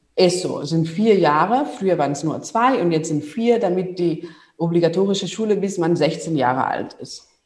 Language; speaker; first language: German; non-native, fluent; Spanish